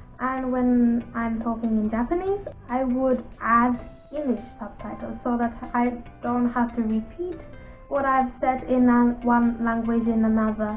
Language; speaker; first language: English; non-native, fluent; Japanese